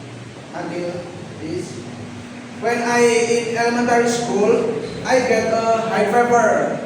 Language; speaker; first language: English; non-native, learner; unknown